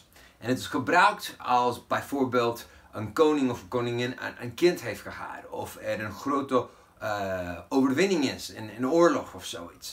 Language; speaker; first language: Dutch; non-native, fluent; English